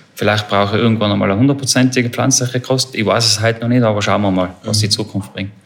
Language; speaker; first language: German; native; German